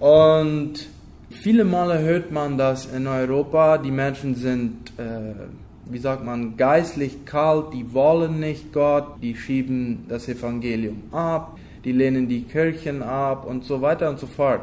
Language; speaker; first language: German; non-native, local second language; Low German